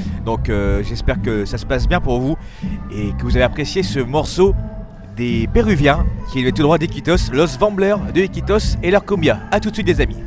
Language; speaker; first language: French; native; French